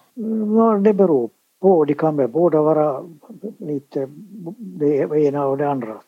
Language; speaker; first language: Swedish; native; Swedish